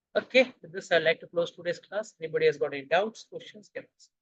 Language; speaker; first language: English; non-native, local second language; Hindi